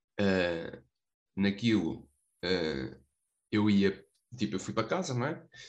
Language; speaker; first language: Portuguese; native; Portuguese